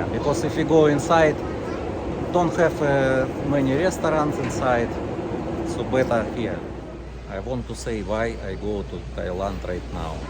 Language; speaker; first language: English; non-native, learner; Russian